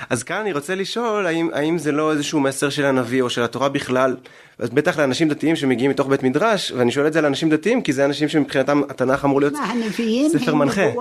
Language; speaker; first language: Hebrew; native; Hebrew